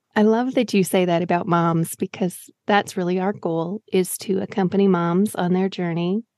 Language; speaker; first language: English; native; English